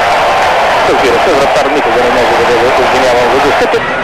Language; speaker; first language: Bulgarian; native; Bulgarian